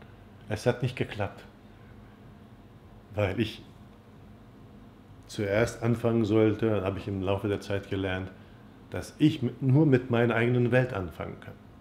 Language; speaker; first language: German; non-native, fluent; Turkish